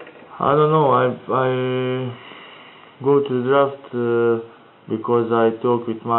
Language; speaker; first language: English; non-native, learner; Croatian